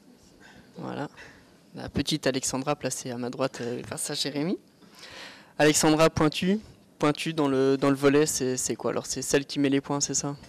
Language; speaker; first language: French; native; French